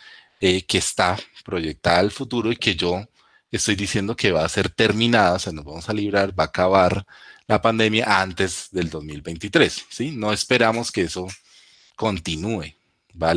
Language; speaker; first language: Spanish; native; Spanish